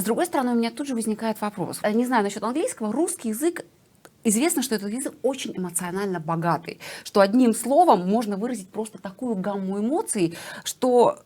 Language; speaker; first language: Russian; native; Russian